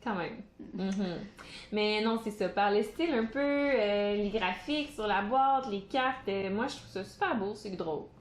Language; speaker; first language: French; native; French